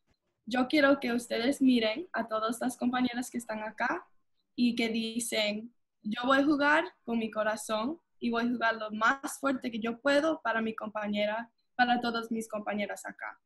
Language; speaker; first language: Spanish; early bilingual, heritage; English